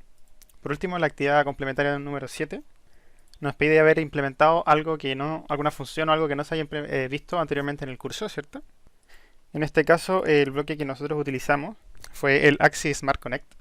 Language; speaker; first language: Spanish; native; Spanish